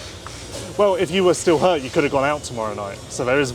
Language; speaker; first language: English; native; English